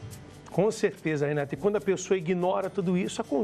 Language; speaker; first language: Portuguese; native; Portuguese